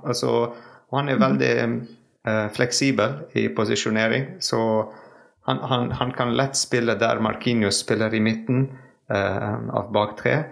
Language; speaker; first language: Norwegian; non-native, fluent; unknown